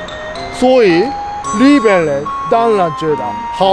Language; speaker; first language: Chinese; non-native, fluent; Japanese